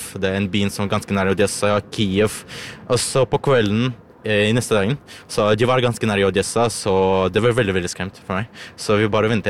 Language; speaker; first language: Norwegian; non-native, learner; Ukrainian